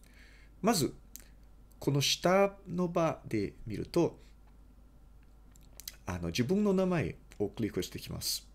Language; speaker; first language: Japanese; non-native, fluent; Portuguese